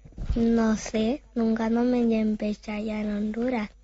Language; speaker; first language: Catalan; non-native, learner; Spanish